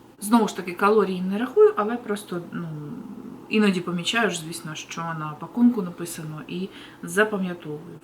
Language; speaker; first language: Ukrainian; native; Ukrainian